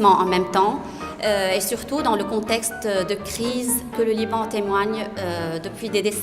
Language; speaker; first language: French; non-native, local second language; Arabic